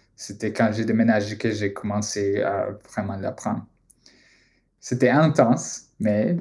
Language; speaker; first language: French; non-native, fluent; Spanish